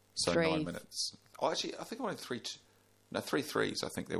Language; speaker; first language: English; native; English